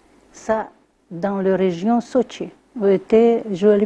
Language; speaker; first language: French; non-native, learner; Russian